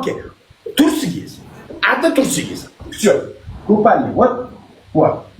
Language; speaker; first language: Russian; non-native, learner; Uzbek